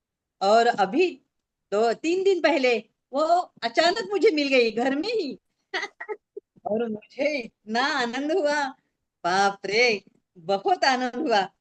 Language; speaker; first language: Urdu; non-native, local second language; Marathi